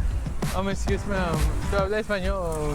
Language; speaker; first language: Spanish; early bilingual, heritage; Spanish